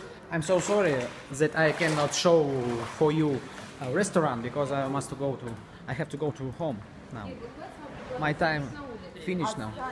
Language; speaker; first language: English; non-native, learner; Russian